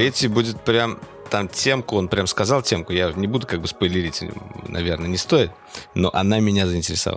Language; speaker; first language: Russian; native; Russian